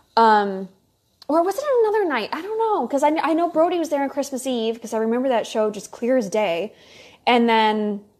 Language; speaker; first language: English; native; English